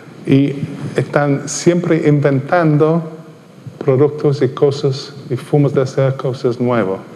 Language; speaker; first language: Spanish; non-native, fluent; English